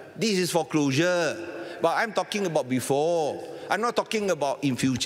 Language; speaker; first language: English; non-native, local second language; Malay